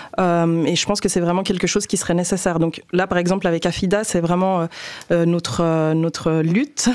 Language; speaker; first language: French; native; French